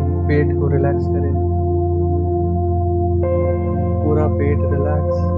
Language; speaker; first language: Hindi; native; Hindi